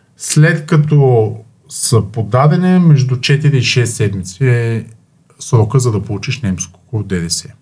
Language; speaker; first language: Bulgarian; native; Bulgarian